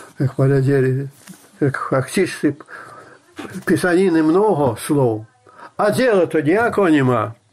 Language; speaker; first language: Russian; non-native, fluent; Belarusian